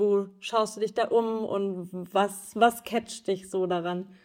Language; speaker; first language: German; native; German